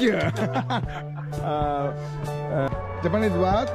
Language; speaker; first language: English; non-native, learner; Japanese